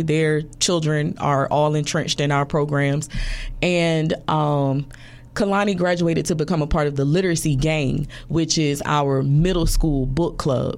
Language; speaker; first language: English; native; English